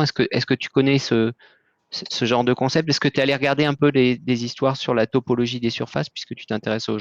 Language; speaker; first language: French; native; French